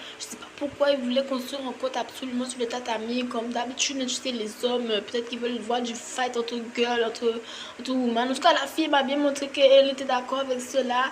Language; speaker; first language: French; native; French